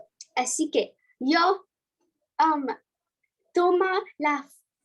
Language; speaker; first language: Spanish; non-native, learner; English